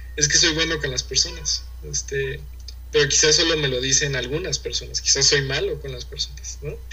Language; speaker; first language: Spanish; early bilingual, heritage; Spanish